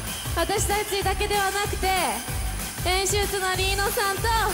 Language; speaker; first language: Japanese; non-native, fluent; Korean